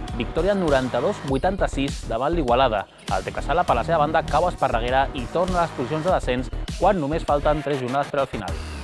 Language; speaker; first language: Catalan; native; Catalan